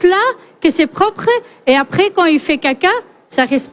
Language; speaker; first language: French; non-native, fluent; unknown